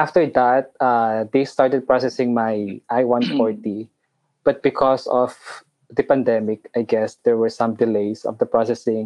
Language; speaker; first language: English; non-native, local second language; Pampanga